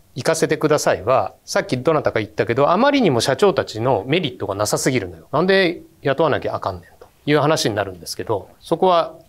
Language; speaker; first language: Japanese; native; Japanese